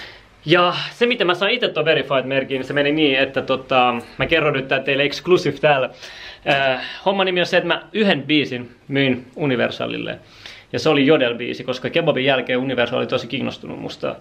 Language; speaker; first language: Finnish; native; Finnish